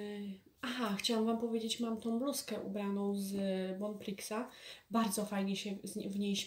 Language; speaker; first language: Polish; native; Polish